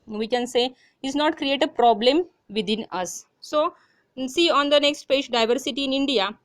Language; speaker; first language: English; non-native, local second language; Marathi